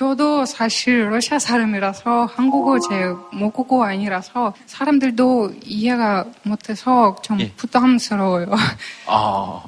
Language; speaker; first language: Korean; non-native, learner; Russian